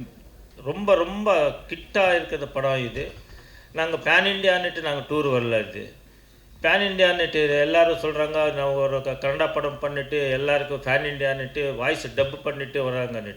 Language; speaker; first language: Tamil; non-native, learner; Kannada